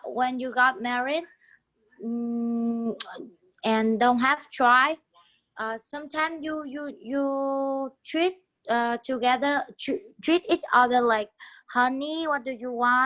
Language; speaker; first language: English; non-native, learner; Vietnamese